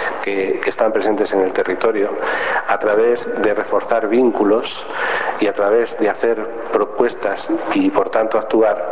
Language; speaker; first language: Spanish; native; Spanish